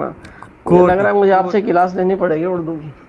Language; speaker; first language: Hindi; non-native, fluent; Urdu